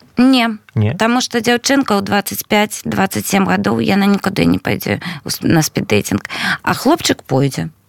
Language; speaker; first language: Belarusian; non-native, local second language; Russian